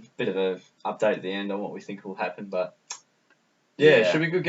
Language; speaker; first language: English; native; English